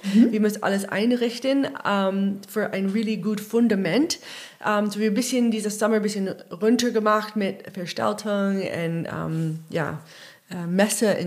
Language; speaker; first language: German; non-native, learner; English